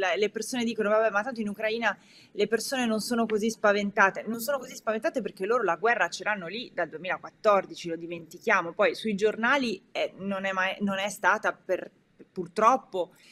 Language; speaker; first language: Italian; native; Italian